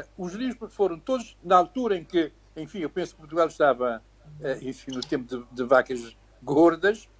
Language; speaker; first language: Portuguese; native; Portuguese